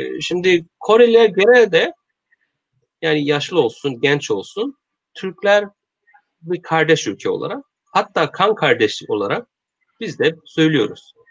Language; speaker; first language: Turkish; non-native, learner; Korean